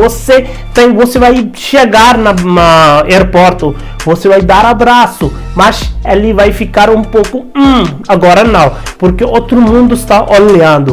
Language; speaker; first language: Portuguese; non-native, learner; Hindi